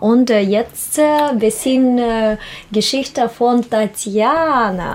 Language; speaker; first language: German; non-native, learner; Russian